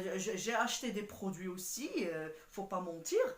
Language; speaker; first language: French; non-native, local second language; Arabic